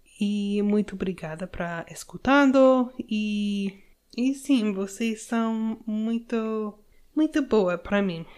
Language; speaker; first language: Portuguese; non-native, learner; English